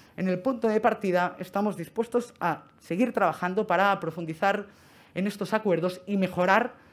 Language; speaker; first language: Spanish; non-native, local second language; Catalan